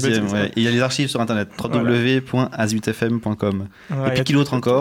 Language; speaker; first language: French; native; French